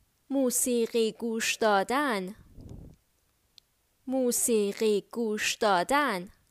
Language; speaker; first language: Persian; native; Persian